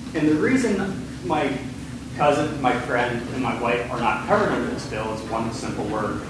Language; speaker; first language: English; native; English